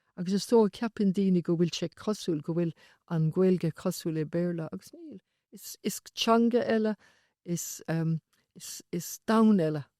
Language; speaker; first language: Irish; non-native, local second language; English